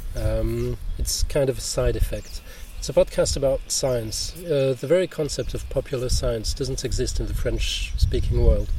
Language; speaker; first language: English; non-native, fluent; French